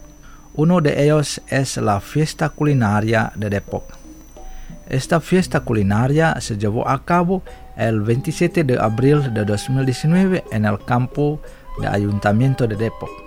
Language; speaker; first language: Spanish; non-native, fluent; Indonesian